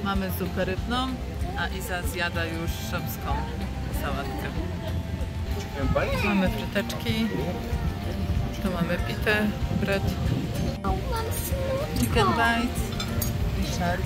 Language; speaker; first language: Polish; native; Polish